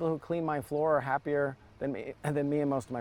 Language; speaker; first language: English; early bilingual, other home language; Serbian